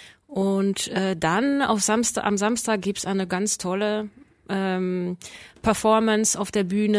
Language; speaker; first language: German; non-native, fluent; French